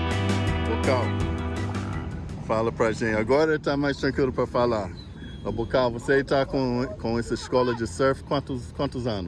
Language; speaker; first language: Portuguese; non-native, learner; English